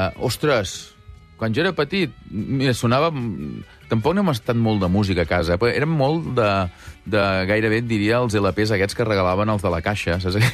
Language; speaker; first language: Catalan; native; Catalan